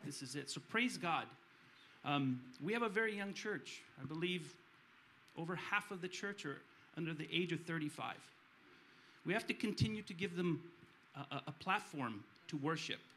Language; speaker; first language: English; early bilingual, other home language; Romanian